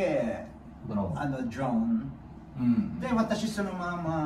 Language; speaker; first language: Japanese; non-native, learner; Filipino